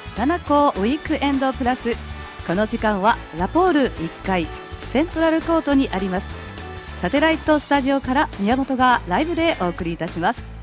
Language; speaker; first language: Japanese; native; Japanese